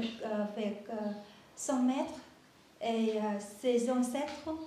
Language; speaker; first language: French; non-native, learner; Vietnamese